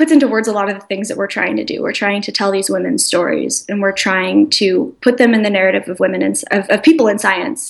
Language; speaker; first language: English; native; English